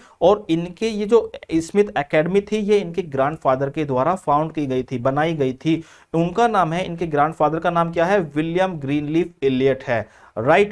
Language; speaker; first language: Hindi; native; Hindi